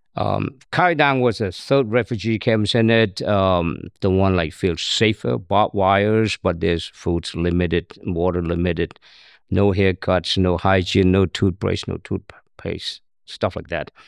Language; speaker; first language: English; non-native, learner; Khmer